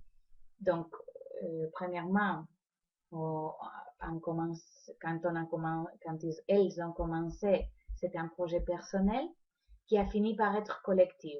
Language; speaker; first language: French; non-native, fluent; Spanish